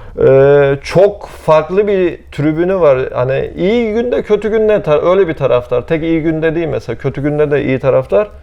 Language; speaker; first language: Turkish; early bilingual, heritage; Turkish